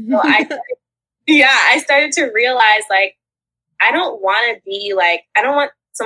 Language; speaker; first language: English; native; English